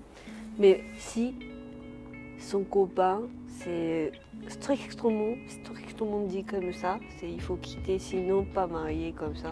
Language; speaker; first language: French; non-native, learner; Japanese